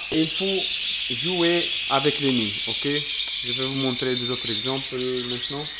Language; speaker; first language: French; non-native, learner; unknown